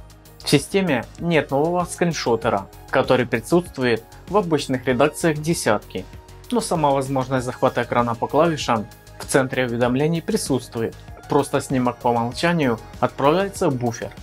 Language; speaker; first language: Russian; native; Russian